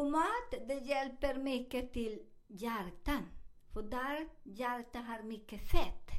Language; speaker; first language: Swedish; non-native, fluent; Spanish